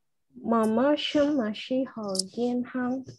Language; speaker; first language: Chinese; non-native, learner; Indonesian